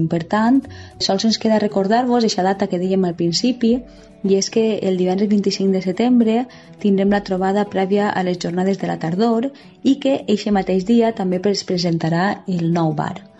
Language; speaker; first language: Catalan; native; Catalan